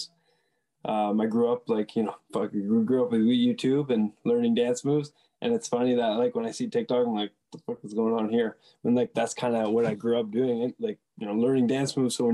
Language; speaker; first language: English; non-native, fluent; French